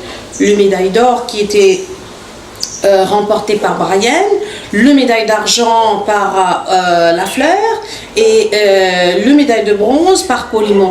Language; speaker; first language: French; non-native, local second language; Morisyen